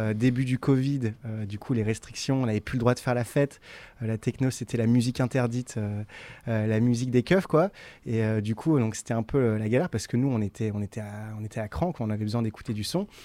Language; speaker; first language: French; native; French